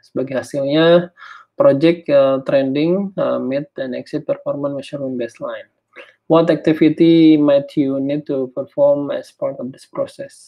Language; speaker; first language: English; non-native, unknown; Indonesian